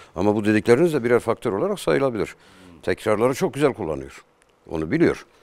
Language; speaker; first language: Turkish; native; Turkish